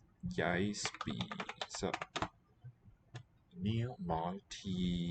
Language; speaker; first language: Danish; non-native, learner; English